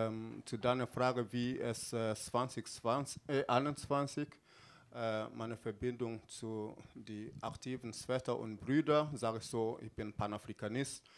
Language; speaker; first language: German; non-native, fluent; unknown